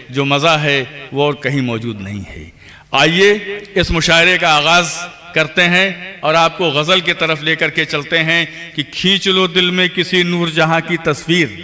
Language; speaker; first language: Urdu; native; Urdu